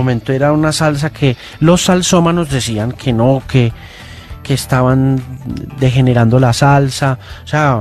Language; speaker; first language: Spanish; native; Spanish